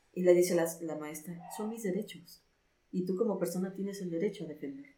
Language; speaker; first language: Spanish; native; Spanish